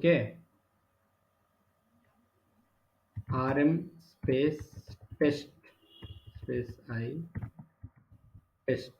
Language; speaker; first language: English; non-native, local second language; Telugu